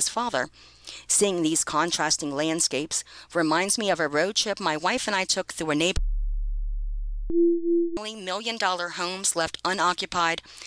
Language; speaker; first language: English; non-native, local second language; Iloko